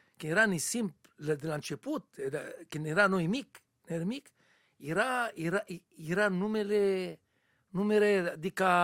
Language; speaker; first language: Romanian; non-native, learner; Hebrew